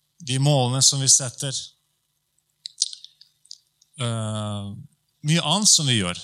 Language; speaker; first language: Norwegian; non-native, fluent; Polish